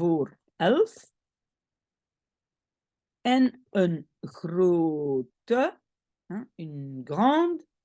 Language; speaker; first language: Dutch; non-native, fluent; French